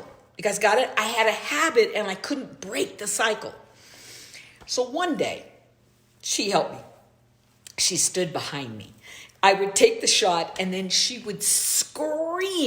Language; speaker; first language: English; native; English